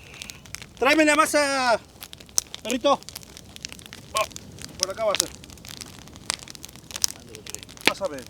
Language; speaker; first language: Spanish; native; Spanish